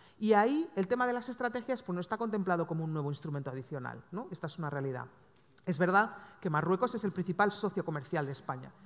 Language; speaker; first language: Spanish; native; Spanish